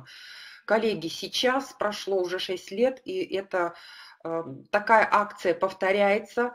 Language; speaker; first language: Russian; native; Russian